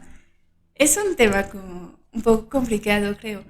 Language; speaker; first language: Spanish; non-native, fluent; French